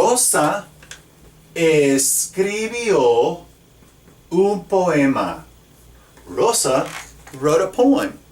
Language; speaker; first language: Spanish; non-native, fluent; English